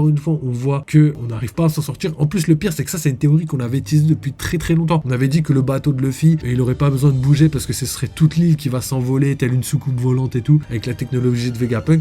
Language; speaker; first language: French; native; French